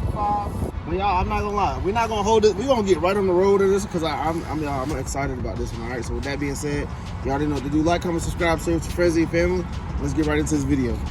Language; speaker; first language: English; native; English